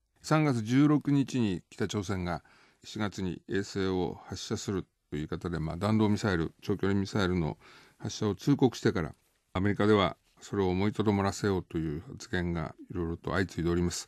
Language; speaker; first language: Japanese; native; Japanese